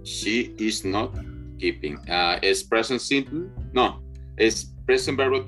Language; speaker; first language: English; non-native, learner; Spanish